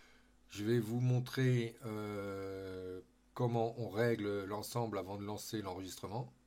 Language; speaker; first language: French; native; French